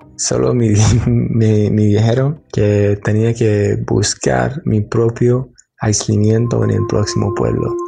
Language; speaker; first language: Spanish; non-native, fluent; English